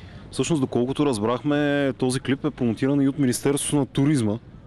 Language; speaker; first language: Bulgarian; native; Bulgarian